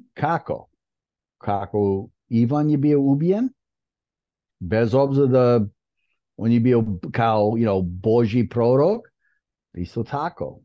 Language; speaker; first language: Croatian; early bilingual, heritage; Croatian